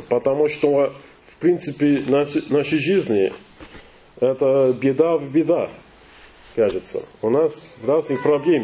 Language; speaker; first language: Russian; non-native, learner; English